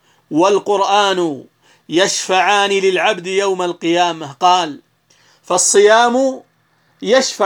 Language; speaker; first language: Arabic; native; Arabic